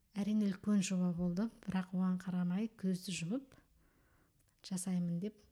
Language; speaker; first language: Kazakh; early bilingual, heritage; Kazakh